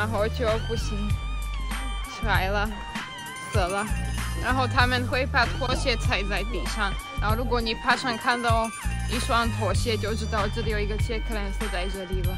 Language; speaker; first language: Chinese; non-native, fluent; Czech